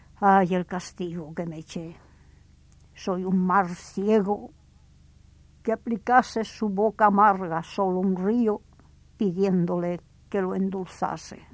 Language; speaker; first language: Spanish; native; Spanish